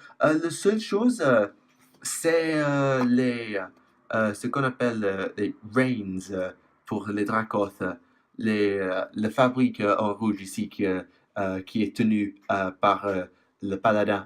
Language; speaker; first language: French; non-native, fluent; English